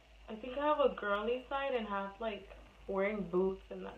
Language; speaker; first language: English; early bilingual, other home language; Spanish